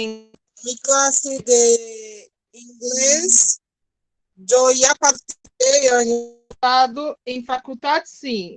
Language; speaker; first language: Spanish; non-native, learner; Portuguese